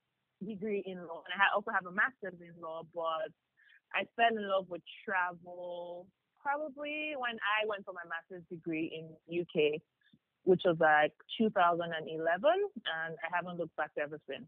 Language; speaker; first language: English; non-native, local second language; Yoruba